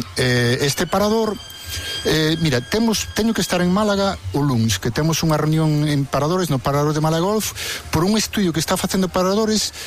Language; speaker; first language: Galician; native; Galician